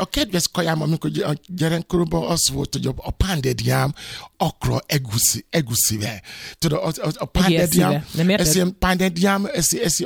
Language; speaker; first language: Hungarian; non-native, fluent; Yoruba